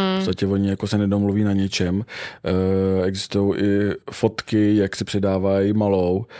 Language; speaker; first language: Czech; non-native, fluent; Armenian